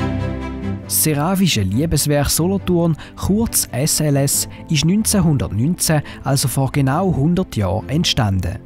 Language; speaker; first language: German; native; German